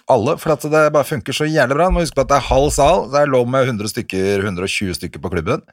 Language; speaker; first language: Norwegian; native; Norwegian